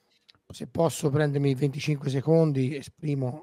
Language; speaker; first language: Italian; native; Italian